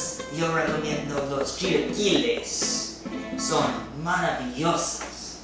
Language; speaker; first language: Spanish; non-native, learner; English